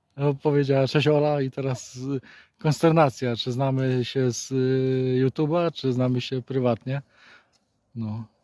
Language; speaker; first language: Polish; native; Polish